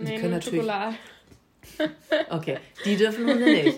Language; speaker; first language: German; native; German